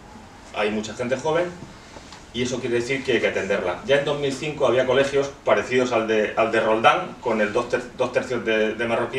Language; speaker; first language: Spanish; native; Spanish